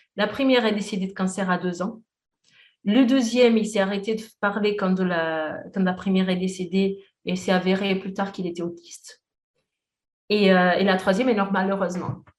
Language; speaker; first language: French; non-native, fluent; Portuguese